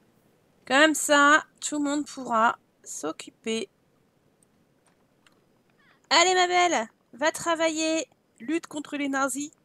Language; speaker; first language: French; native; French